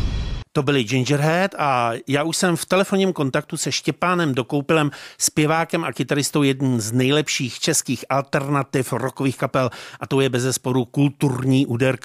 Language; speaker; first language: Czech; native; Czech